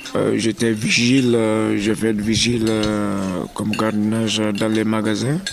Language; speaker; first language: French; non-native, local second language; Fula